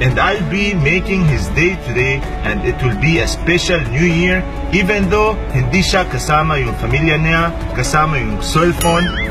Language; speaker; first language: Filipino; non-native, learner; Arabic